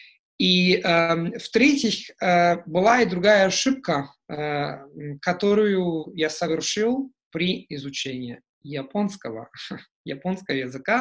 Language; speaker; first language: Russian; non-native, fluent; Italian